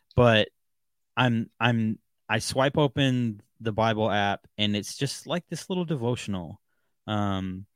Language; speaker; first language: English; native; English